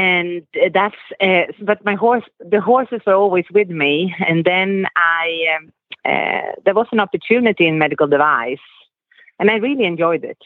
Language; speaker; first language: English; non-native, fluent; Swedish